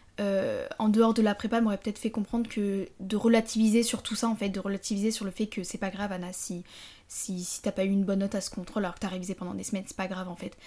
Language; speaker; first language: French; native; French